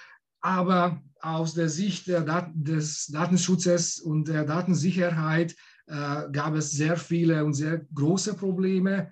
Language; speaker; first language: German; non-native, fluent; Hungarian